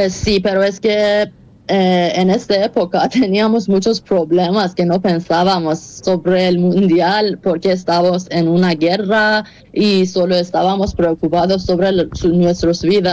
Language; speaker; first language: Spanish; non-native, fluent; Persian